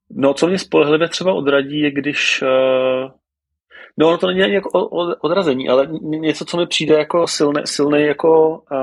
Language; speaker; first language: Czech; native; Czech